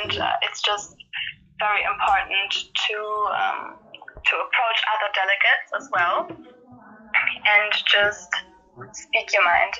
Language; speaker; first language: English; non-native, fluent; German